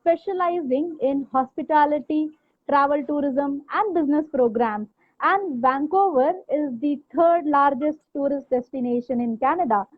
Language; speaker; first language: English; non-native, local second language; Hindi